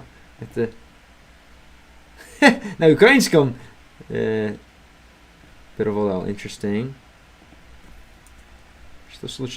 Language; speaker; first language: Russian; non-native, learner; English